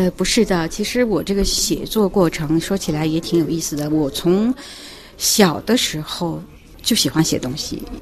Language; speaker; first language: Chinese; native; Chinese